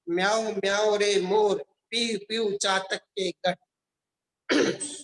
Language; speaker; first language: Hindi; non-native, local second language; Telugu